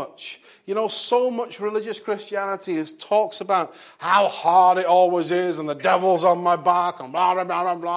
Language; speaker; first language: English; native; English